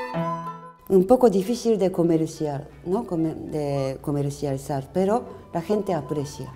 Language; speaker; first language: Spanish; non-native, learner; Japanese